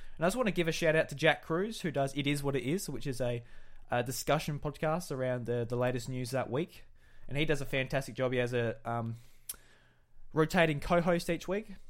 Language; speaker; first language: English; native; English